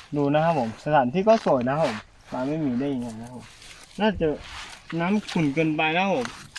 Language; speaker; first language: Thai; non-native, local second language; Karen languages